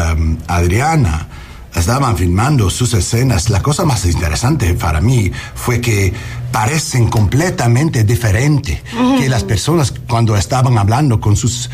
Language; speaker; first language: Spanish; non-native, learner; English